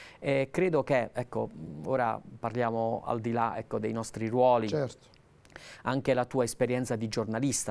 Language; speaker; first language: Italian; native; Italian